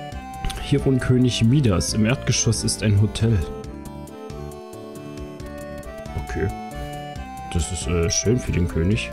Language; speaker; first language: German; native; German